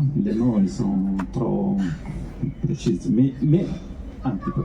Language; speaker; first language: French; non-native, fluent; Italian